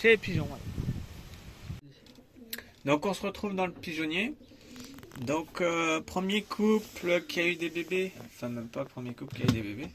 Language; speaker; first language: French; native; French